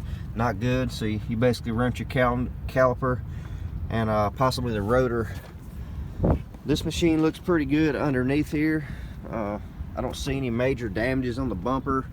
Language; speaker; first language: English; native; English